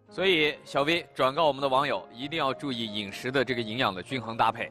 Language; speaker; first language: Chinese; native; Chinese